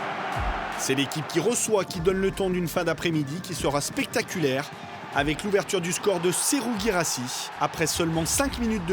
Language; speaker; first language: French; native; French